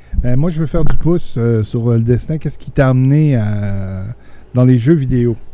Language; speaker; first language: French; native; French